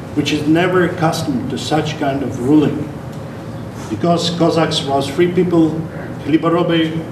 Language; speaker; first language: English; non-native, fluent; Ukrainian